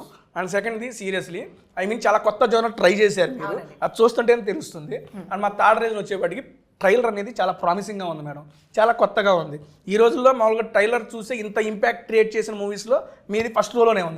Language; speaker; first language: Telugu; native; Telugu